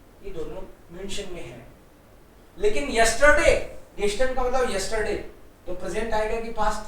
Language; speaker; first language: Hindi; native; Hindi